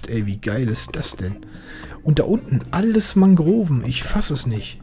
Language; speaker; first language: German; native; German